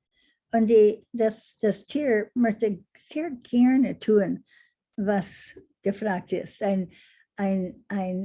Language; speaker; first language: German; non-native, learner; English